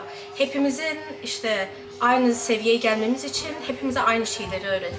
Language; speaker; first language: Turkish; early bilingual, heritage; Turkish